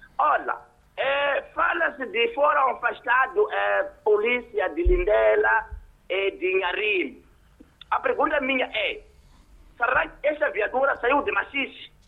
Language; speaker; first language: Portuguese; non-native, local second language; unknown